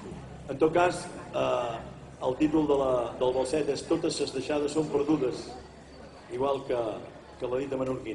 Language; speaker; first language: Catalan; native; Catalan